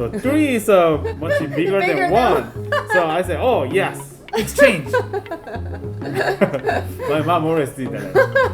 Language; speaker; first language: English; non-native, fluent; Korean